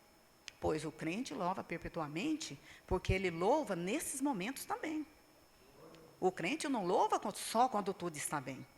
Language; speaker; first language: Portuguese; native; Portuguese